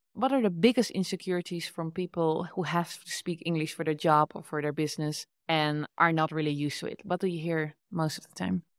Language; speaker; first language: English; non-native, fluent; Dutch